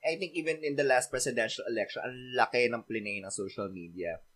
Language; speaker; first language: English; non-native, local second language; Filipino